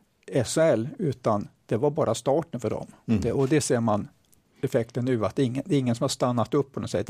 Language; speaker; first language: Swedish; native; Swedish